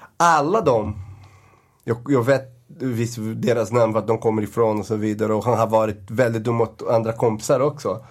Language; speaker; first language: Swedish; non-native, fluent; Portuguese